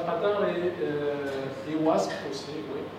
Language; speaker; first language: French; non-native, local second language; Arabic